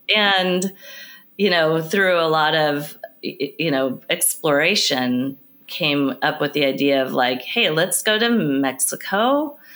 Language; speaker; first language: English; native; English